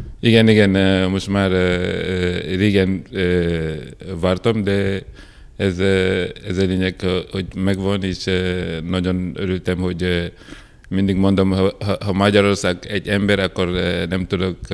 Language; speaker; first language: Hungarian; non-native, learner; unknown